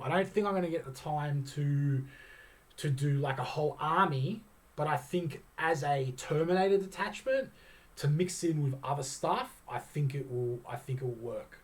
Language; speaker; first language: English; native; English